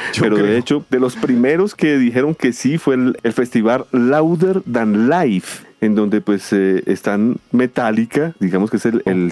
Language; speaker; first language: Spanish; native; Spanish